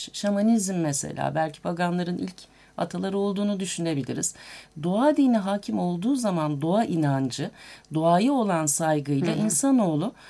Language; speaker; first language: Turkish; native; Turkish